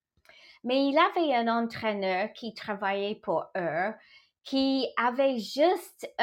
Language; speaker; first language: French; non-native, fluent; English